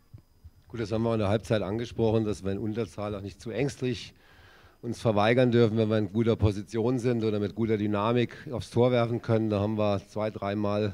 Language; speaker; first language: German; native; German